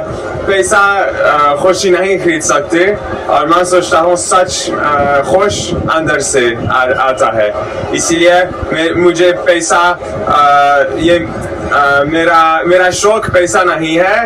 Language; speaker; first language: Hindi; non-native, learner; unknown